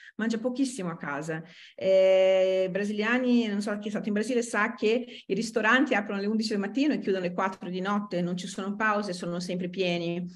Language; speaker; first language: Italian; non-native, fluent; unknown